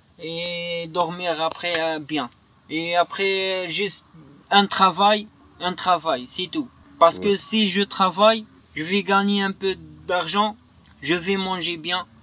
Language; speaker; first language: French; non-native, local second language; Arabic